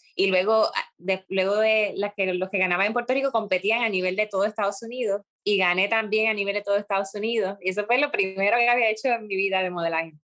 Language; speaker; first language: Spanish; native; Spanish